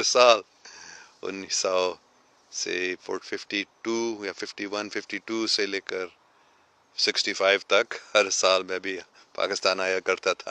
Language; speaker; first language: Hindi; non-native, local second language; English